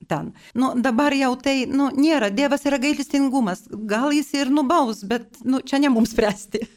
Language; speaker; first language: Lithuanian; non-native, local second language; Polish